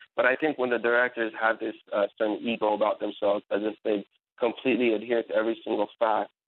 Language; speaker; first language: English; native; English